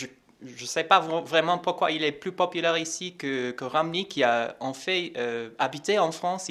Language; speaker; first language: French; non-native, fluent; English